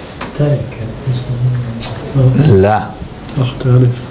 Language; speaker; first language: Arabic; non-native, learner; Bosnian